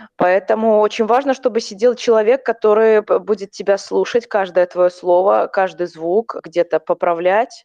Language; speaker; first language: Russian; non-native, local second language; Belarusian